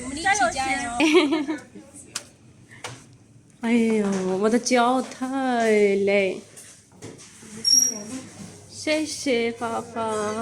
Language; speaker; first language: Chinese; non-native, learner; Urdu